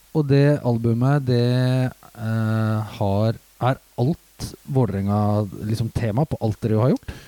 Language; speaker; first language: Norwegian; native; Norwegian